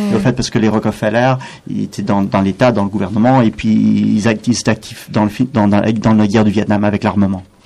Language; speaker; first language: French; non-native, fluent; English